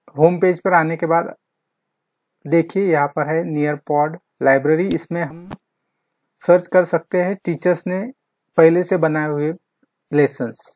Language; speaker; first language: Hindi; non-native, local second language; Marathi